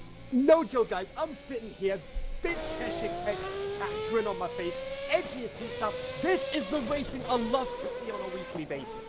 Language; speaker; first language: English; native; English